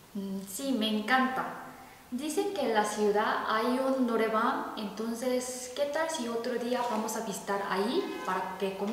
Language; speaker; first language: Spanish; non-native, fluent; Korean